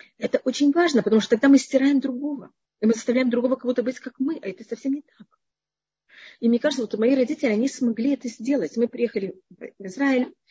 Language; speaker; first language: Russian; native; Russian